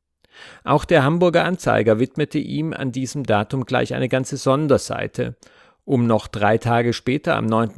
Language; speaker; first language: German; native; German